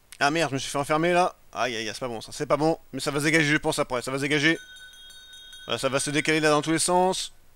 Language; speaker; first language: French; native; French